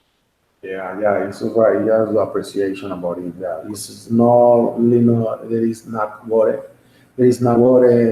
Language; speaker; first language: English; non-native, learner; Spanish